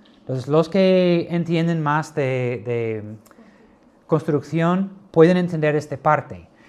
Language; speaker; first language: Spanish; non-native, fluent; English